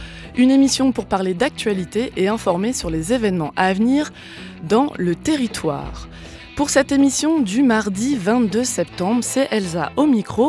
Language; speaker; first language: French; native; French